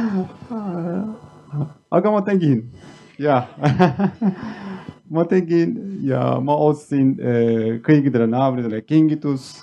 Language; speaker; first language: Estonian; non-native, fluent; Turkish